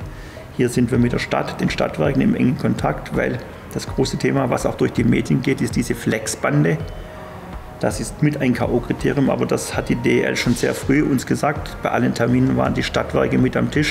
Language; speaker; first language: German; native; German